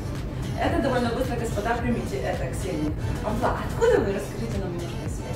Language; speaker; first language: Russian; native; Russian